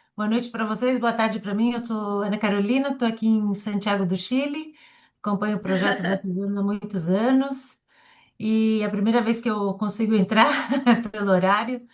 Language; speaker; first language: Portuguese; non-native, fluent; Spanish